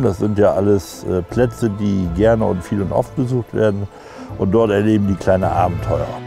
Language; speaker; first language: German; native; German